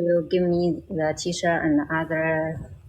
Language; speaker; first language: English; non-native, learner; Chinese